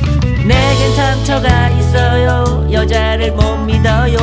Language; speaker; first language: Korean; native; Korean